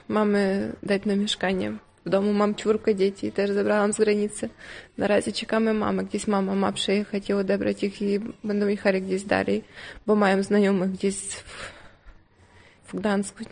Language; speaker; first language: Polish; non-native, learner; Ukrainian